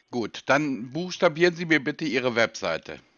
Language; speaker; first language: German; native; German